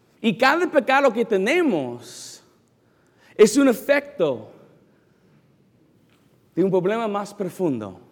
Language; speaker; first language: Spanish; non-native, learner; English